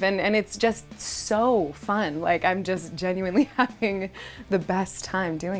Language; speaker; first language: English; native; English